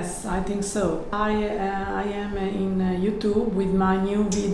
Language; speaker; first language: English; non-native, learner; Italian